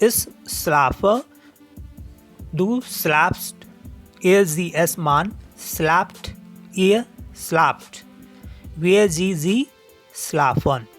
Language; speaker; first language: German; non-native, learner; Hindi